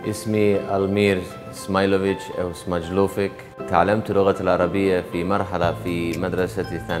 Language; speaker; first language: Arabic; non-native, fluent; Bosnian